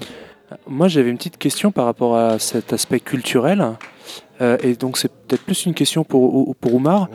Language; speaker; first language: French; native; French